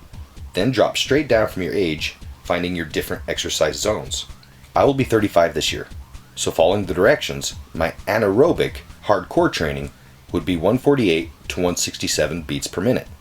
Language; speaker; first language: English; native; English